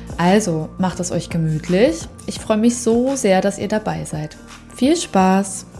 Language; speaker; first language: German; native; German